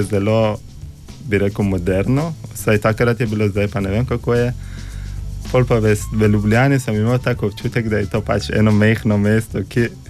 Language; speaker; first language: Slovenian; non-native, fluent; Persian